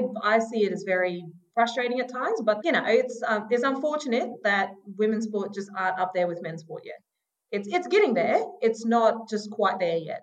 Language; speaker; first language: English; native; English